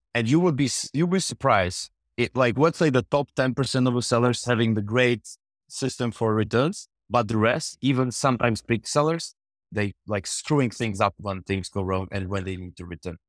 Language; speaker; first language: English; non-native, fluent; Czech